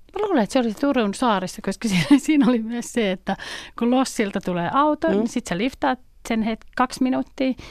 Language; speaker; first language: Finnish; native; Finnish